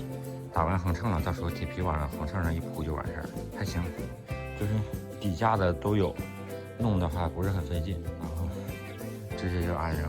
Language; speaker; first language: Chinese; native; Chinese